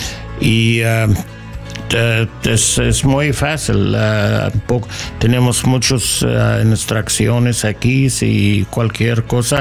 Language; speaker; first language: Spanish; non-native, learner; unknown